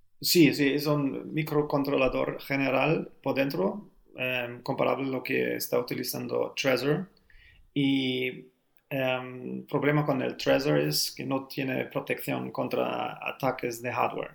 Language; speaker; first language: Spanish; non-native, learner; German